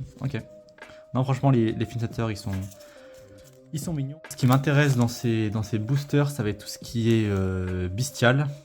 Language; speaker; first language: French; native; French